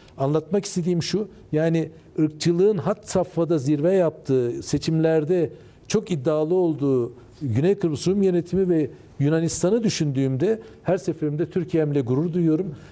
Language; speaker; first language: Turkish; early bilingual, heritage; Turkish